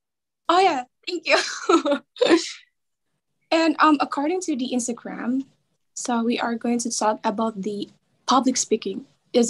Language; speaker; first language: English; non-native, fluent; Indonesian